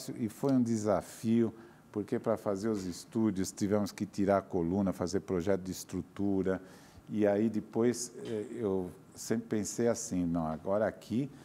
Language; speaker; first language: Portuguese; native; Portuguese